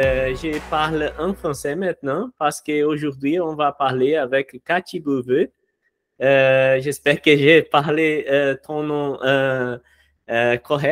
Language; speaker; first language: French; non-native, learner; Portuguese